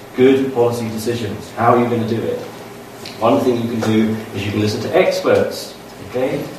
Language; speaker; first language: English; native; English